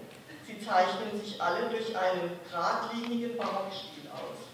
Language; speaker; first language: German; native; German